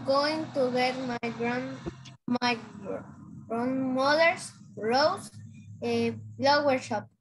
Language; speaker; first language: English; non-native, learner; Spanish